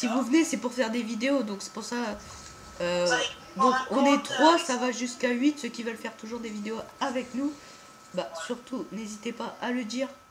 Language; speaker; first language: French; native; French